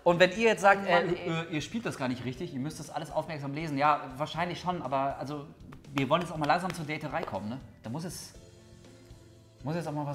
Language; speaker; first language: German; native; German